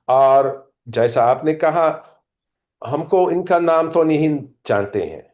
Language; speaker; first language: Hindi; non-native, learner; English